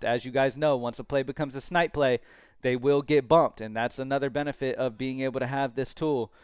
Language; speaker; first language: English; native; English